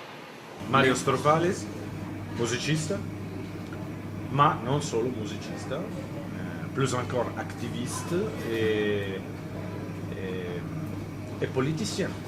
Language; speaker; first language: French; non-native, fluent; Italian